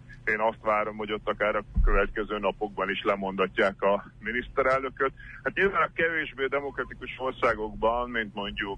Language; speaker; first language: Hungarian; native; Hungarian